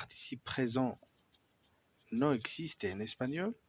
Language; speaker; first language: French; non-native, fluent; Spanish